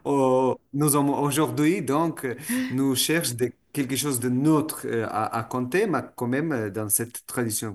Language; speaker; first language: French; non-native, fluent; Russian